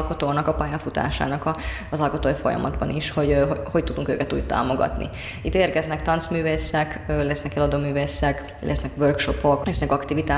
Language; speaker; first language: Hungarian; non-native, fluent; Finnish